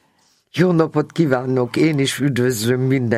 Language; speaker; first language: Hungarian; non-native, fluent; German